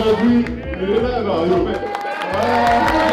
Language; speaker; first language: French; native; French